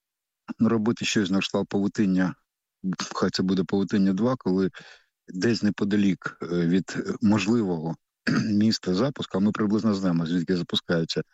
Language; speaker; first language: Ukrainian; native; Ukrainian